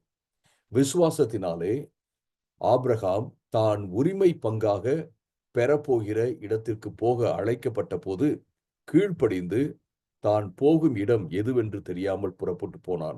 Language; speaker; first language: Tamil; native; Tamil